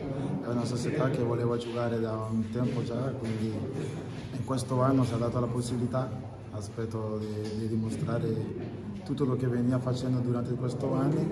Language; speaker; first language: Italian; non-native, learner; Spanish